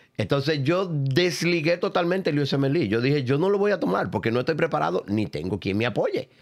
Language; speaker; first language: Spanish; native; Spanish